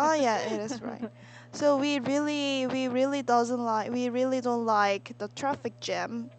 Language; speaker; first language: English; non-native, learner; Korean